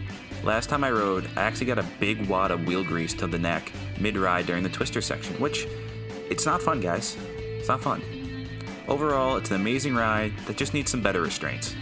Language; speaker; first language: English; native; English